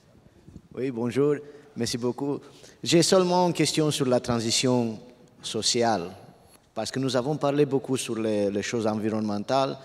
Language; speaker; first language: French; non-native, fluent; Romanian